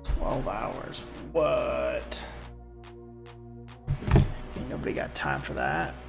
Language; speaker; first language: English; native; English